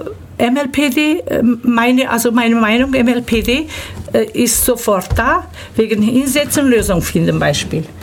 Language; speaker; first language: German; early bilingual, other home language; Turkish